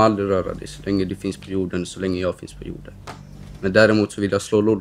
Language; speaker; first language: Swedish; early bilingual, other home language; Romany